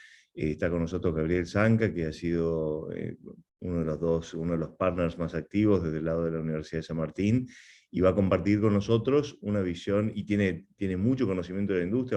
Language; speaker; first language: Spanish; native; Spanish